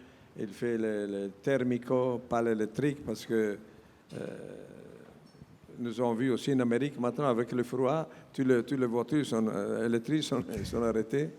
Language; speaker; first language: French; non-native, learner; Italian